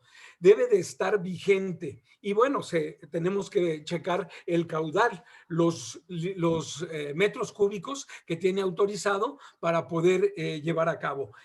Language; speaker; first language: Spanish; native; Spanish